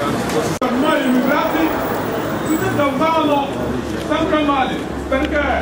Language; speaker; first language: Italian; non-native, learner; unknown